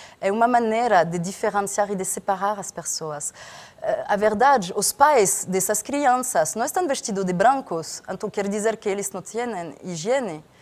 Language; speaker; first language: Portuguese; non-native, fluent; French